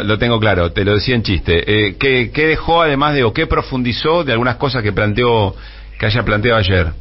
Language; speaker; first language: Spanish; native; Spanish